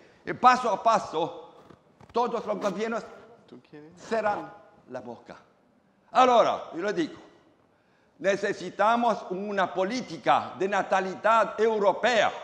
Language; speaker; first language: Spanish; non-native, learner; Romanian